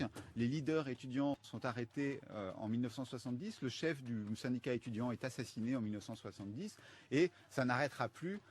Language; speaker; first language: French; native; French